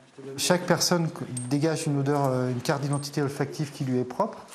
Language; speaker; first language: French; native; French